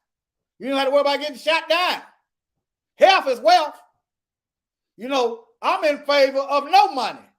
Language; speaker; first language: English; native; English